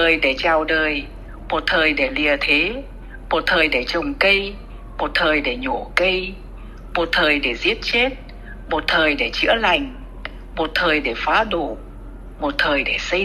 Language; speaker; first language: Vietnamese; native; Vietnamese